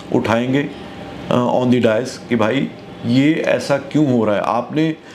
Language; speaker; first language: Hindi; native; Hindi